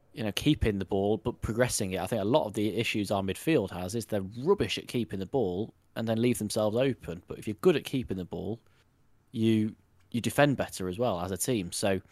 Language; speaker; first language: English; native; English